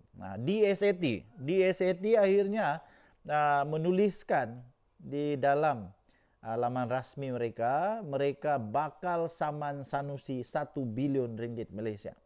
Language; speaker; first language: Malay; native; Malay